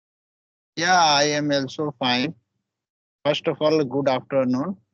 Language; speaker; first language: English; non-native, learner; Hindi